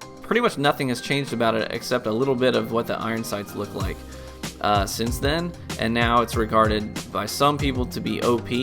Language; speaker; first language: English; native; English